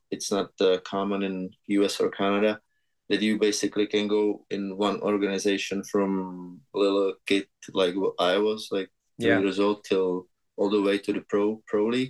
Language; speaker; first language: English; non-native, fluent; Czech